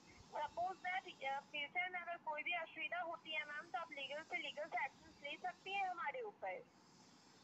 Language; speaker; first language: Hindi; native; Hindi